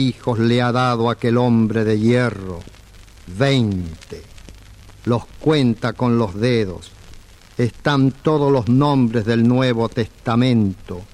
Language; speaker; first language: Spanish; native; Spanish